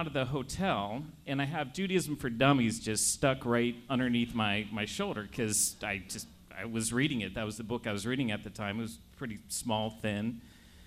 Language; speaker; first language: English; native; English